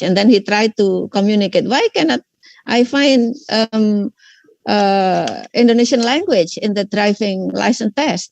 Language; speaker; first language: English; non-native, fluent; Indonesian